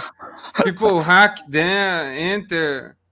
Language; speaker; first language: English; non-native, learner; Portuguese